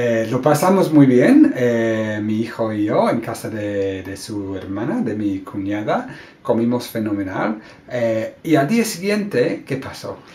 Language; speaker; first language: Spanish; non-native, fluent; English